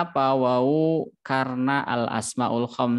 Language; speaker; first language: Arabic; non-native, fluent; Indonesian